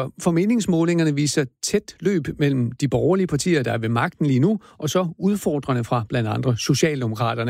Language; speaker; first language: Danish; native; Danish